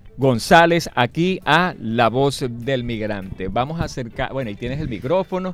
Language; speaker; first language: Spanish; native; Spanish